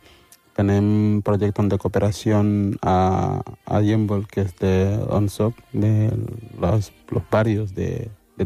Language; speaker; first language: Catalan; non-native, local second language; Wolof